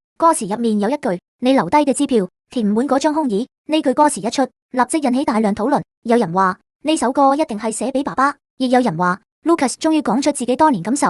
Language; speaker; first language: Cantonese; native; Cantonese